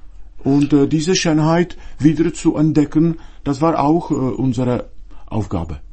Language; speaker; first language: German; non-native, fluent; Czech